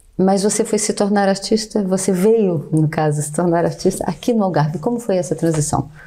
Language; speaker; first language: Portuguese; native; Portuguese